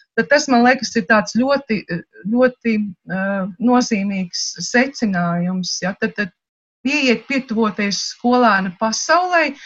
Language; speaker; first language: Latvian; native; Latvian